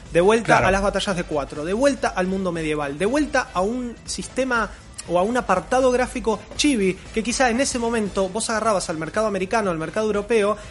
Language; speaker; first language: Spanish; native; Spanish